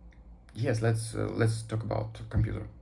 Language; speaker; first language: English; non-native, learner; Russian